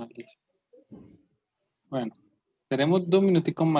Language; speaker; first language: Spanish; native; Spanish